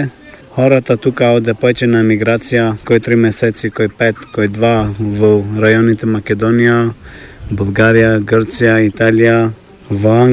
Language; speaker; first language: Bulgarian; early bilingual, heritage; Bulgarian